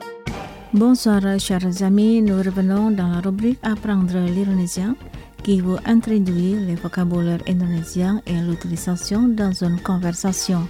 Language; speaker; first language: French; non-native, fluent; Indonesian